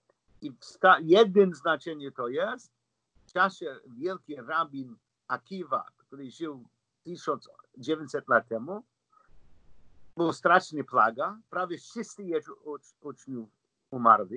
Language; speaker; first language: Polish; non-native, learner; English